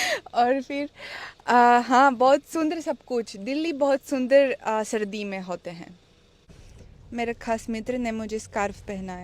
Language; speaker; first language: Hindi; non-native, fluent; Russian